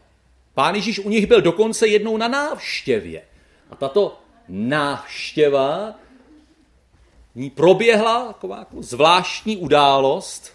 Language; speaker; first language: Czech; native; Czech